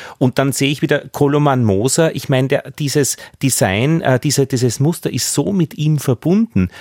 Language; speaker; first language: German; native; German